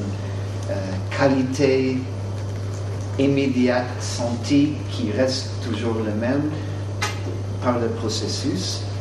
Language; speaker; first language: French; non-native, fluent; English